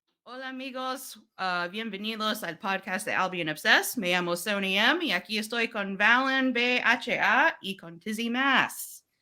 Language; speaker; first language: Spanish; non-native, learner; English